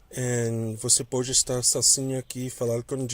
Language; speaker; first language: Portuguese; non-native, learner; English